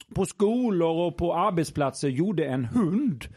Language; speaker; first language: Swedish; native; Swedish